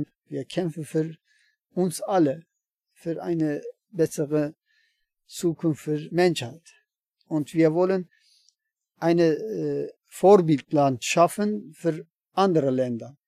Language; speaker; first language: German; non-native, learner; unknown